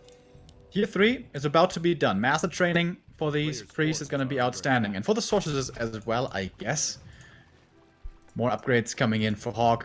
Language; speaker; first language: English; non-native, fluent; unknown